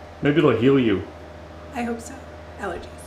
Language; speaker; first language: English; native; English